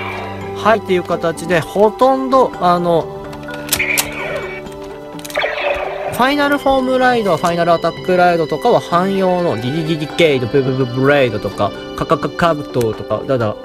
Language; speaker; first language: Japanese; native; Japanese